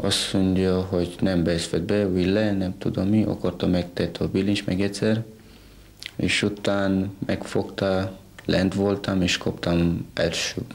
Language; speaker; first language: Hungarian; non-native, learner; Romanian